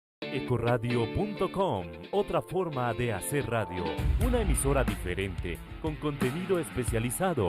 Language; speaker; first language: Spanish; native; Spanish